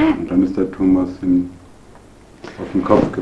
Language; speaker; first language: German; native; German